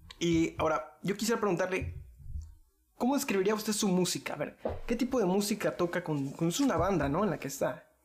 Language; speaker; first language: Spanish; native; Spanish